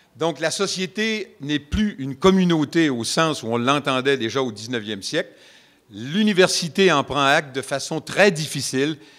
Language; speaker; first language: French; native; French